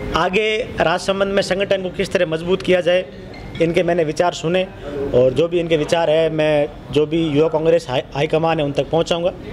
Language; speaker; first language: Hindi; native; Hindi